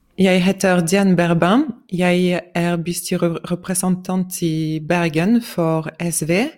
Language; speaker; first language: Norwegian; non-native, fluent; French